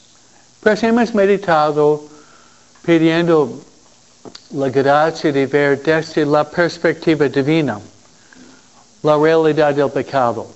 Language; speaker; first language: Spanish; non-native, fluent; English